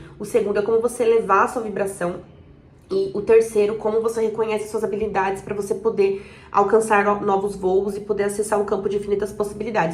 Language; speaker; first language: Portuguese; native; Portuguese